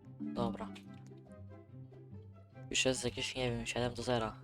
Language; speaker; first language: Polish; native; Polish